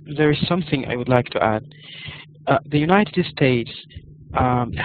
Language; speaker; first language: English; non-native, fluent; Arabic